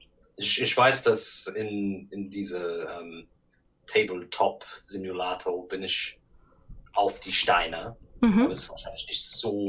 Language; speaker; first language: German; non-native, learner; English